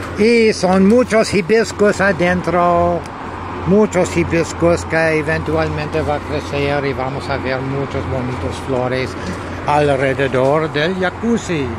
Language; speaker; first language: Spanish; non-native, learner; English